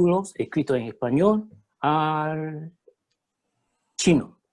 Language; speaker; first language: Spanish; early bilingual, other home language; Chinese